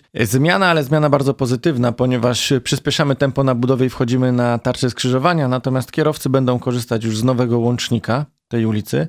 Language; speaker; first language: Polish; native; Polish